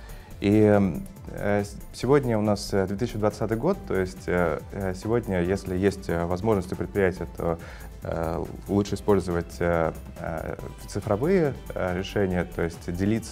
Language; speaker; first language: Russian; native; Russian